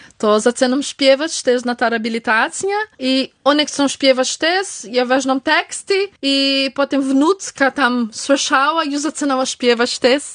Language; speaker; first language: Polish; early bilingual, heritage; Polish